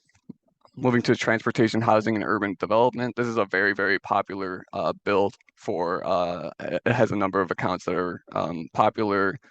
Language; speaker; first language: English; native; English